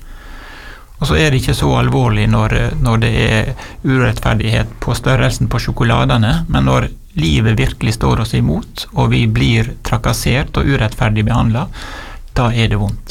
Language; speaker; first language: Norwegian; native; Norwegian